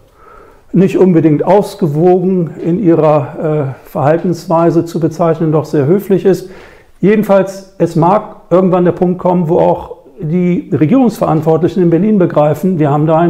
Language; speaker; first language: German; native; German